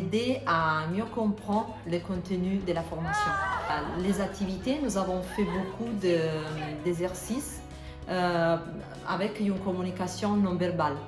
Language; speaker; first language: French; non-native, learner; Italian